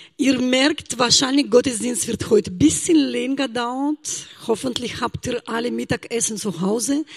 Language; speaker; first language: German; non-native, fluent; Russian